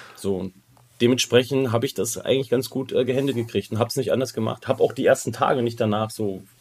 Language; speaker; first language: German; native; German